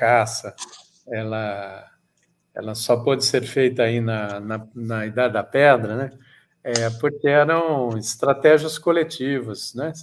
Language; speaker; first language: Portuguese; native; Portuguese